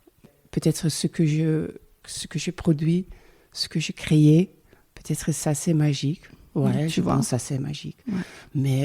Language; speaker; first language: French; non-native, learner; Dutch